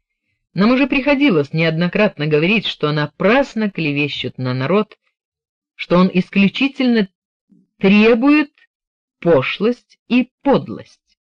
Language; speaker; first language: Russian; native; Russian